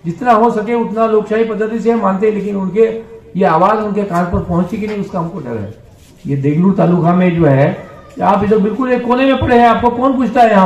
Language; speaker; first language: Hindi; non-native, local second language; Marathi